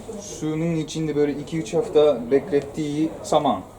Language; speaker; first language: Turkish; non-native, fluent; Japanese